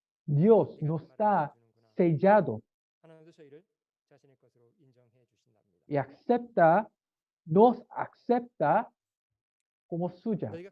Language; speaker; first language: Spanish; non-native, learner; Korean